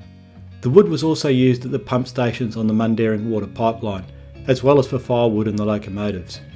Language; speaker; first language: English; native; English